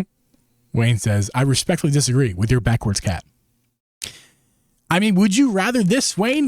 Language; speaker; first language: English; native; English